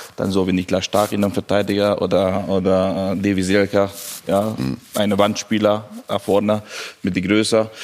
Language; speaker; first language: German; non-native, fluent; Hungarian